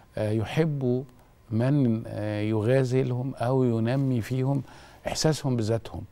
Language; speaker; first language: Egyptian Arabic; native; Egyptian Arabic